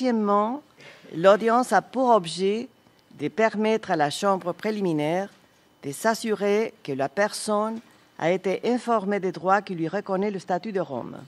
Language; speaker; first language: French; non-native, fluent; Spanish